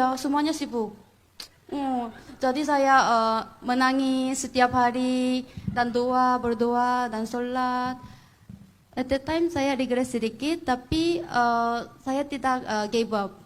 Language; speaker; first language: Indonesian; non-native, fluent; Korean